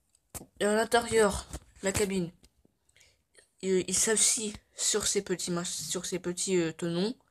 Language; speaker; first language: French; native; French